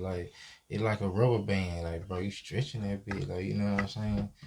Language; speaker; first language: English; native; English